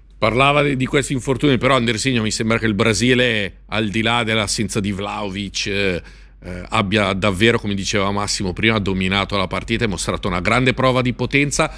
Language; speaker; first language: Italian; native; Italian